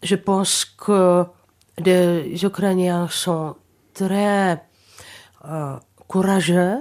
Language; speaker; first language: French; non-native, fluent; Czech